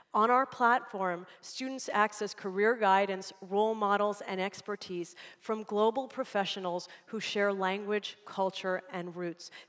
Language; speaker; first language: English; native; English